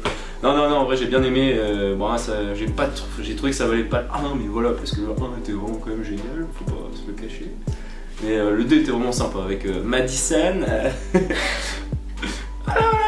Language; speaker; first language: French; native; French